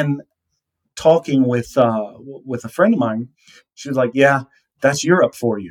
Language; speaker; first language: English; native; English